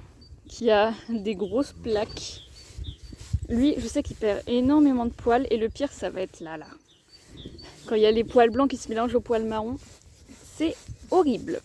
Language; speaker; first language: French; native; French